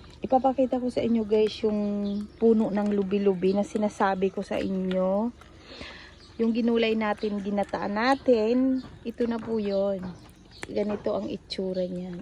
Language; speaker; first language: Filipino; non-native, local second language; Bikol